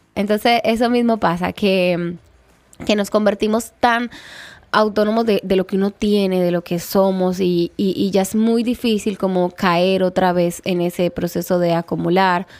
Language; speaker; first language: Spanish; native; Spanish